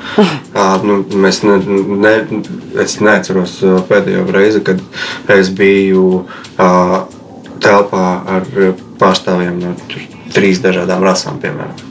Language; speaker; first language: Latvian; non-native, local second language; Russian